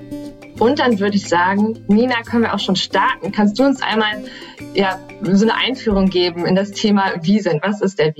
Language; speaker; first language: German; native; German